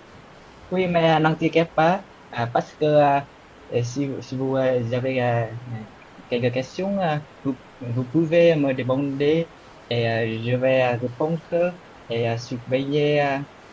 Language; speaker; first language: French; non-native, learner; Vietnamese